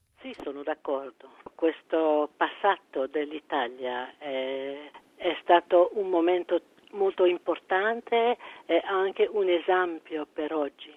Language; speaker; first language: Italian; early bilingual, heritage; French